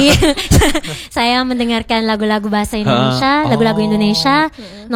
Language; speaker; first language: Indonesian; non-native, fluent; Filipino